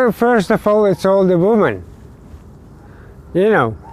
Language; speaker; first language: English; non-native, learner; Latvian